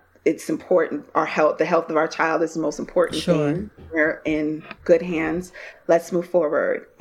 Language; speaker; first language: English; native; English